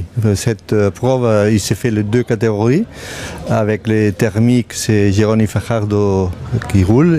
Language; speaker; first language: French; non-native, fluent; Spanish